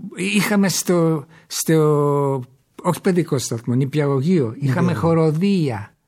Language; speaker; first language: Greek; early bilingual, heritage; Greek